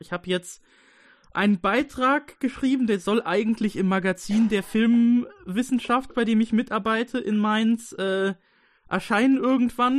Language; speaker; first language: German; native; German